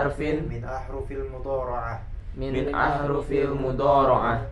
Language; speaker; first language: Arabic; non-native, fluent; Indonesian